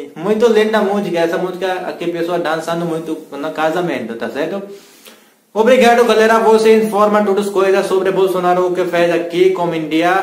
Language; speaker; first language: Portuguese; non-native, learner; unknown